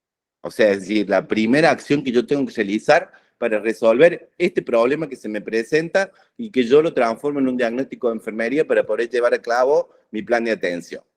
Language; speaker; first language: Spanish; native; Spanish